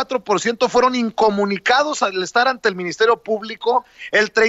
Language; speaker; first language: Spanish; native; Spanish